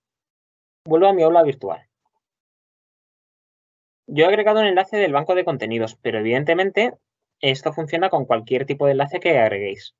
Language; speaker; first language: Spanish; native; Spanish